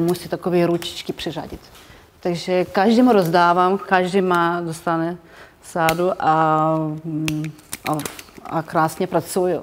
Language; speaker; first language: Czech; non-native, fluent; Ukrainian